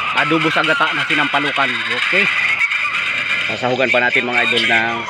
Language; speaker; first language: Filipino; non-native, local second language; Bikol